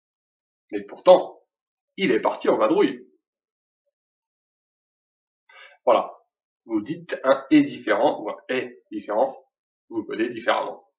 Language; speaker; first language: French; native; French